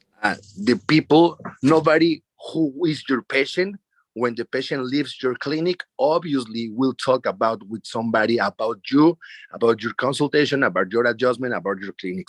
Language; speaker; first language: English; non-native, learner; Spanish